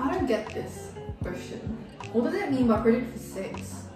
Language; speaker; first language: English; early bilingual, other home language; Korean